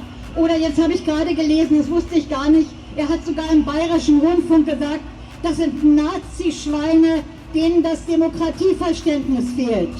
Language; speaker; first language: German; native; German